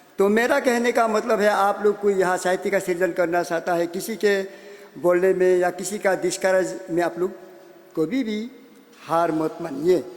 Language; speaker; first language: Hindi; non-native, local second language; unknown